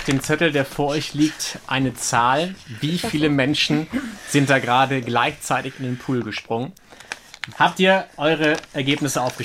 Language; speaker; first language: German; native; German